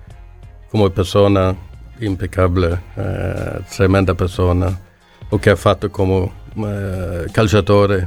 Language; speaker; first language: Italian; non-native, learner; Swedish